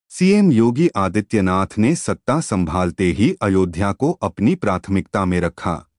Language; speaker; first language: Hindi; native; Hindi